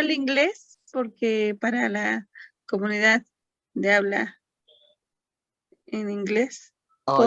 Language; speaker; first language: Spanish; native; Spanish